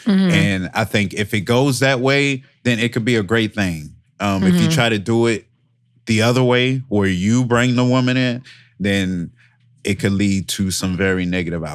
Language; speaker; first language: English; native; English